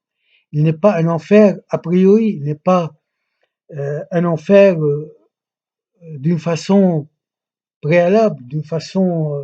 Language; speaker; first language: French; non-native, local second language; Arabic